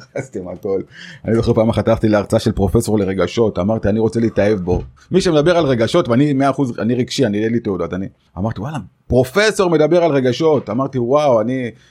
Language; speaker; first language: Hebrew; native; Hebrew